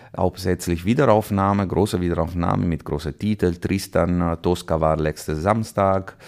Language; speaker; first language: German; non-native, fluent; Italian